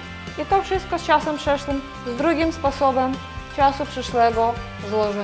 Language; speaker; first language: Polish; non-native, fluent; Russian